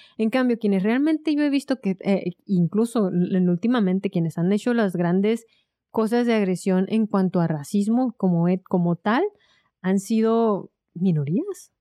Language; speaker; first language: Spanish; native; Spanish